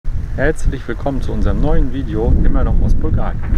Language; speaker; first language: German; native; German